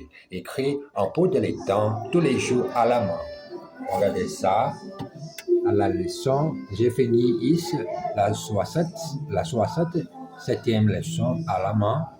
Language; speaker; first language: French; non-native, learner; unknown